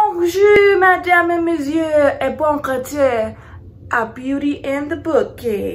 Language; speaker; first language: French; non-native, learner; English